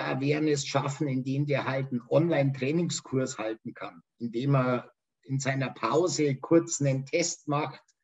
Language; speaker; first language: German; native; German